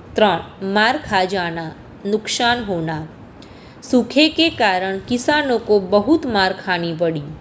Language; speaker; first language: Hindi; non-native, local second language; Gujarati